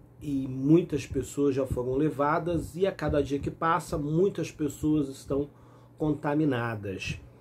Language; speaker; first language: Portuguese; native; Portuguese